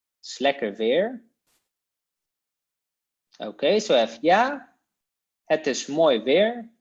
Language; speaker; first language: Dutch; non-native, fluent; Polish